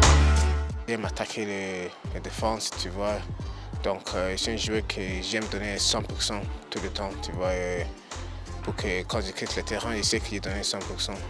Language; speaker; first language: French; early bilingual, heritage; English